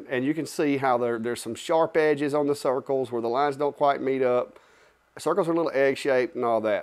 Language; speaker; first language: English; native; English